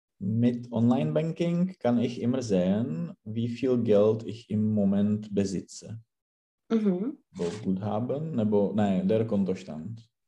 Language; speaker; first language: German; non-native, learner; Czech